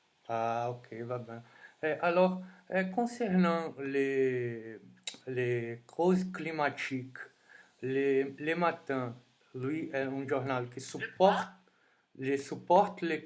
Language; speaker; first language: French; non-native, fluent; Portuguese